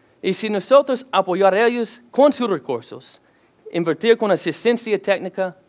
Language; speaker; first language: Spanish; non-native, learner; English